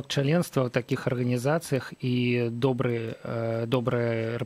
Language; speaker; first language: Belarusian; native; Belarusian